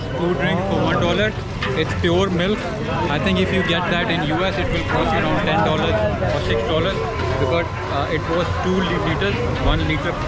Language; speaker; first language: English; non-native, local second language; Urdu